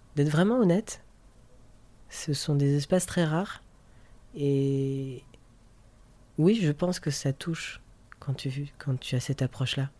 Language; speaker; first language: French; native; French